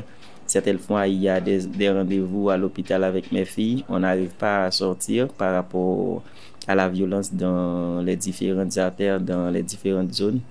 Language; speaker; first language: French; non-native, local second language; Haitian Creole